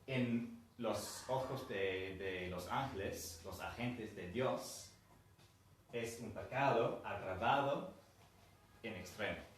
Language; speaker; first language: Spanish; non-native, fluent; English